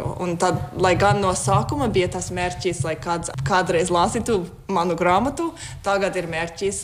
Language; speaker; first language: Latvian; non-native, fluent; English